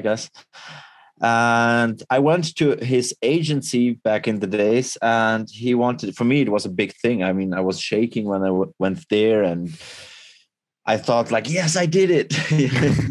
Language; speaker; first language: English; non-native, fluent; Swiss German